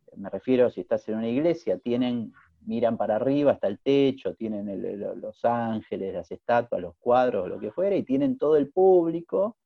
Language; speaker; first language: Spanish; native; Spanish